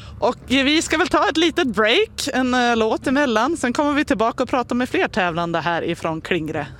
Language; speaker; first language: Swedish; native; Swedish